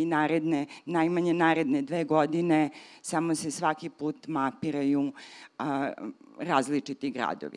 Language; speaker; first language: Serbian; native; Serbian